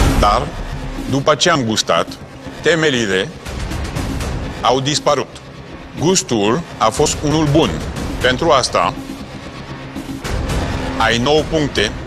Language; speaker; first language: Romanian; non-native, learner; French